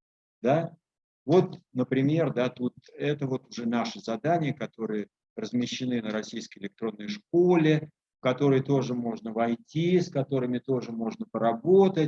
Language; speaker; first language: Russian; native; Russian